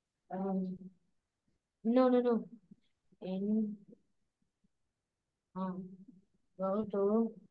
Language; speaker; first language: English; non-native, learner; Vietnamese